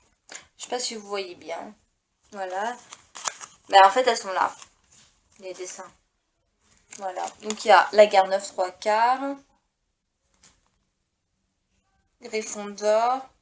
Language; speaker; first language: French; native; French